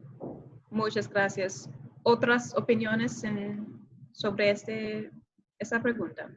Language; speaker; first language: Spanish; non-native, fluent; English